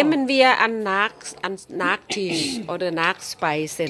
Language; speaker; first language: German; non-native, learner; Thai